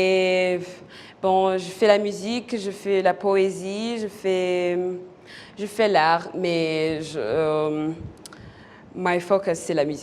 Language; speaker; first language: French; non-native, local second language; Kinyarwanda